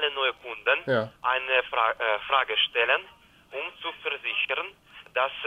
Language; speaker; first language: German; non-native, learner; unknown